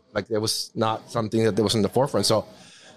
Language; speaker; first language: English; non-native, fluent; Spanish